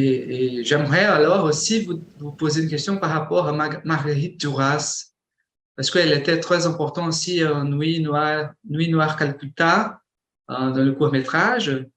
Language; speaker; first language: French; non-native, fluent; Portuguese